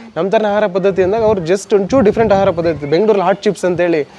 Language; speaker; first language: Kannada; native; Kannada